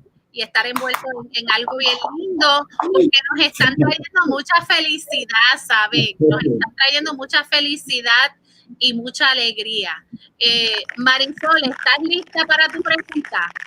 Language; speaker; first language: Spanish; early bilingual, heritage; Spanish